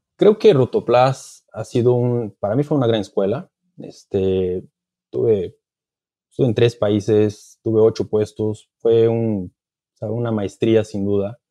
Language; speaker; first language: Spanish; non-native, fluent; Portuguese